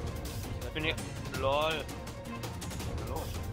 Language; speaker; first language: German; native; German